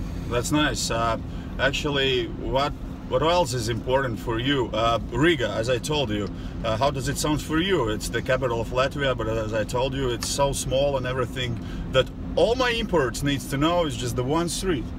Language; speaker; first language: English; non-native, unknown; Latvian